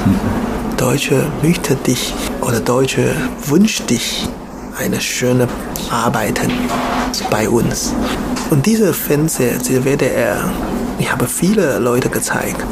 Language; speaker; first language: German; non-native, learner; Chinese